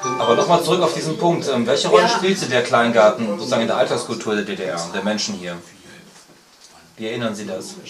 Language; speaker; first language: German; native; German